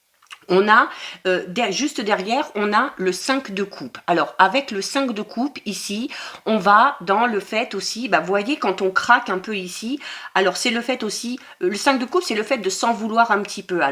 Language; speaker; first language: French; native; French